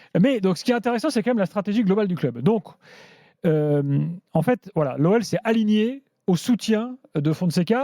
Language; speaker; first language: French; native; French